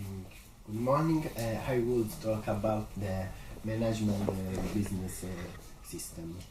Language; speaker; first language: English; non-native, learner; Italian